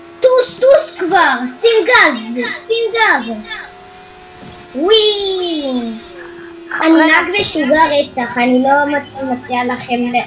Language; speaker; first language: Hebrew; native; Hebrew